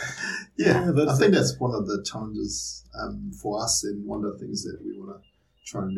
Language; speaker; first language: English; native; English